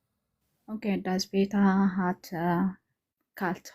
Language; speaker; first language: German; non-native, learner; Amharic